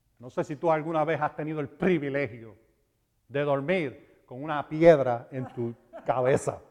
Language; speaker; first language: Spanish; native; Spanish